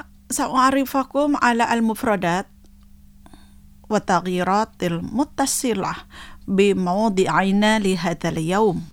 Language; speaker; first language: Arabic; non-native, fluent; Indonesian